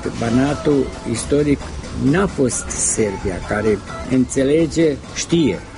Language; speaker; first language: Romanian; native; Romanian